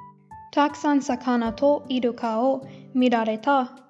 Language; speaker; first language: Japanese; non-native, learner; English